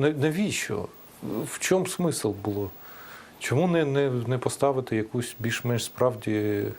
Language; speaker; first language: Ukrainian; native; Ukrainian